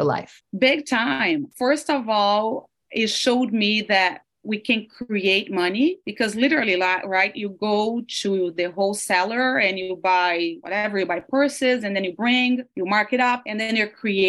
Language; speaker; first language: English; non-native, fluent; Portuguese